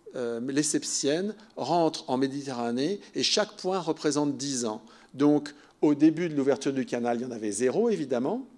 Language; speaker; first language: French; native; French